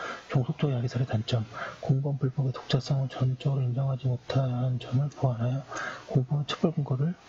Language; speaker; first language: Korean; native; Korean